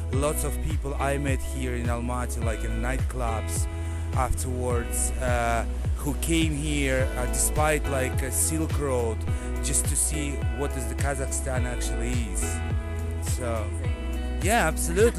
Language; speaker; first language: English; non-native, fluent; Russian